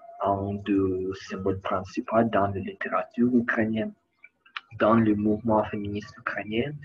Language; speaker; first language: French; non-native, learner; Ukrainian